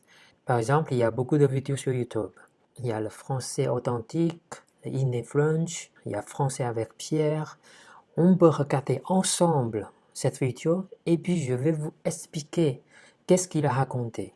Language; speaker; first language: French; non-native, fluent; Chinese